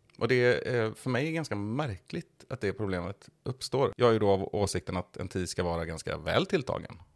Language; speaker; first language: Swedish; native; Swedish